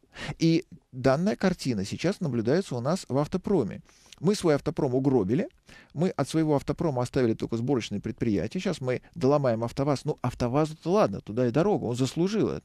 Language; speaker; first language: Russian; native; Russian